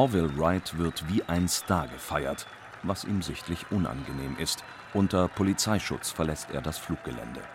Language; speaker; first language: German; native; German